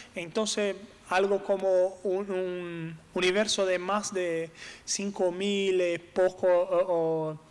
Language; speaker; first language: Spanish; non-native, learner; Portuguese